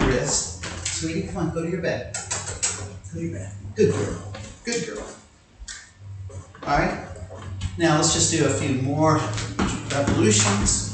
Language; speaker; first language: English; native; English